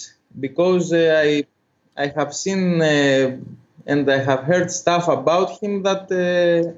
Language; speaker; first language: English; non-native, fluent; Greek